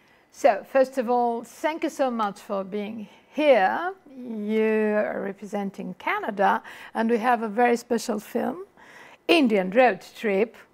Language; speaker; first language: English; non-native, fluent; Romanian